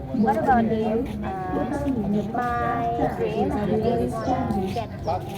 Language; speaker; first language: English; non-native, learner; Indonesian